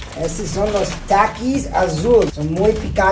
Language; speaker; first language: Spanish; non-native, learner; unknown